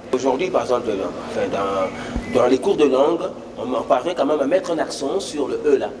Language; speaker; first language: French; non-native, local second language; Lingala